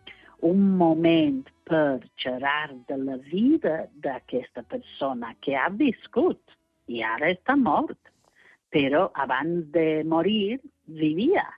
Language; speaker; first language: Catalan; non-native, fluent; English